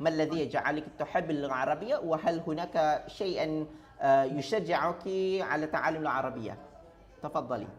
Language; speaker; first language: Arabic; non-native, learner; Malay